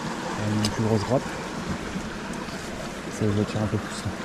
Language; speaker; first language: French; native; French